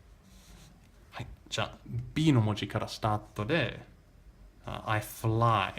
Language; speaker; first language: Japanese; non-native, learner; English